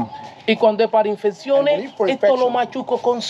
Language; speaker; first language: Spanish; native; Spanish